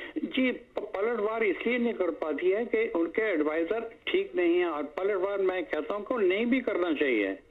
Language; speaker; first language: Hindi; native; Hindi